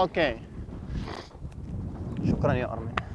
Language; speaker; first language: Arabic; native; Arabic